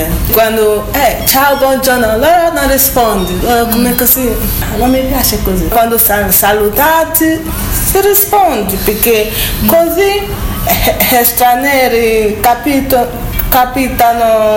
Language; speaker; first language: Italian; non-native, learner; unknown